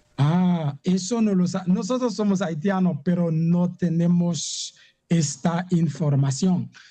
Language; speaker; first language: Spanish; non-native, fluent; Haitian Creole